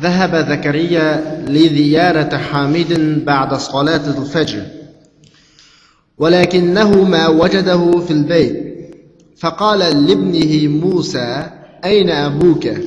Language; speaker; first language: Arabic; non-native, fluent; Uyghur